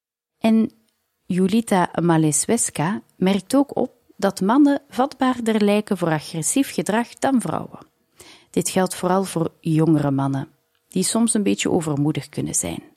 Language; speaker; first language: Dutch; native; Dutch